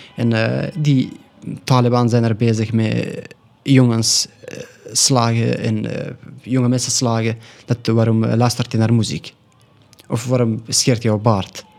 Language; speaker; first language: Dutch; non-native, learner; Pashto